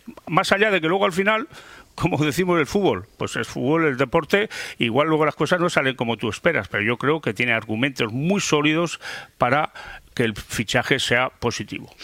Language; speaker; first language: Spanish; native; Spanish